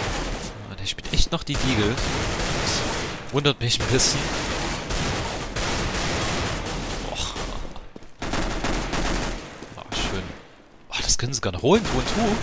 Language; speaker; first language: German; native; German